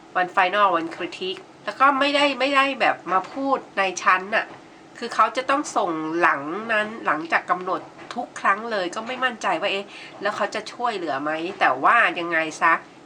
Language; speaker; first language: Thai; native; Thai